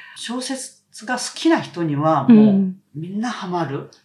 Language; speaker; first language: Japanese; non-native, fluent; Korean